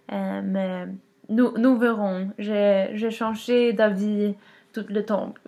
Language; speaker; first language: French; non-native, learner; Swedish